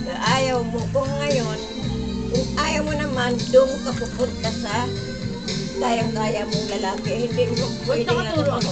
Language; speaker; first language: Filipino; non-native, local second language; Cebuano